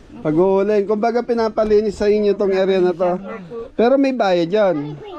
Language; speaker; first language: Filipino; non-native, local second language; Pampanga